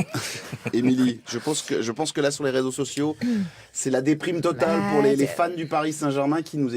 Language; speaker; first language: French; native; French